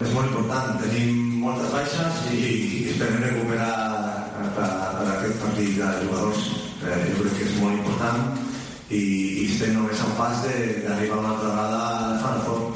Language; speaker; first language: Catalan; non-native, local second language; Spanish